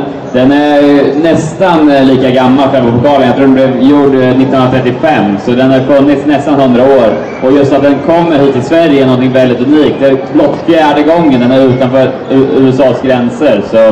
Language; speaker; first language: Swedish; native; Swedish